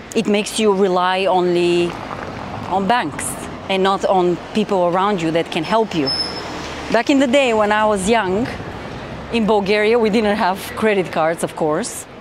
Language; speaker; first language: English; non-native, fluent; Bulgarian